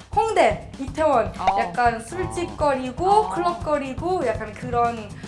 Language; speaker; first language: Korean; non-native, fluent; Thai